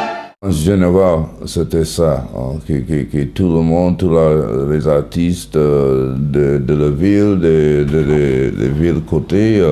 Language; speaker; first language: French; non-native, learner; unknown